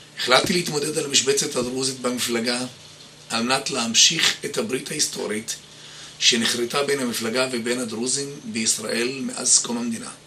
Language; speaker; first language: Hebrew; non-native, local second language; Arabic